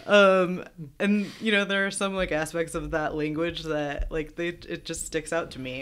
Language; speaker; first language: English; native; English